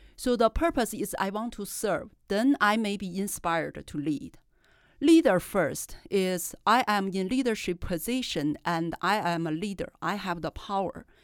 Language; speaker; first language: English; non-native, fluent; Chinese